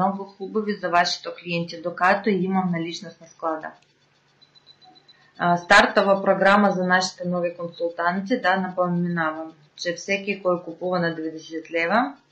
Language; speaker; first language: Bulgarian; non-native, fluent; Russian